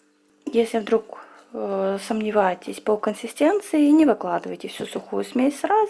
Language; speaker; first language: Russian; native; Russian